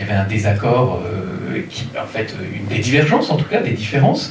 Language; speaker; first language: French; native; French